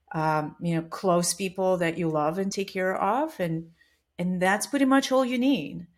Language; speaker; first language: English; non-native, fluent; Russian